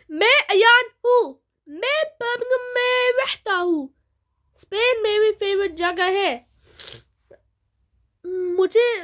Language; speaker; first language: Hindi; early bilingual, heritage; Hindi